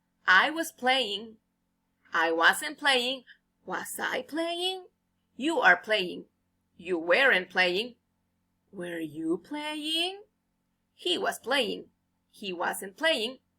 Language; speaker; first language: English; non-native, fluent; Spanish